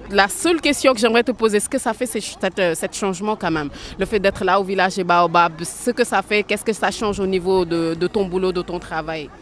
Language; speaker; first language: French; non-native, local second language; Wolof